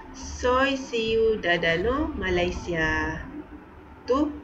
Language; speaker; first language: Spanish; non-native, learner; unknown